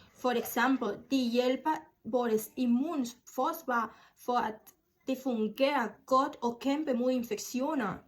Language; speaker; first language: Danish; non-native, learner; Spanish